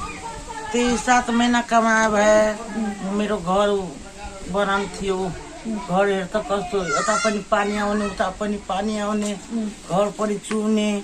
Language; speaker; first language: Nepali; non-native, local second language; Maithili